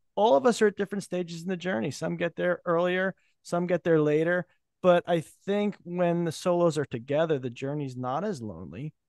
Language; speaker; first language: English; native; English